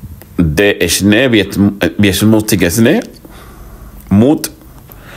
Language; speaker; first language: German; non-native, learner; Spanish